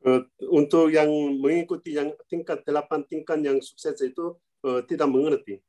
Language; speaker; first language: Indonesian; non-native, learner; Korean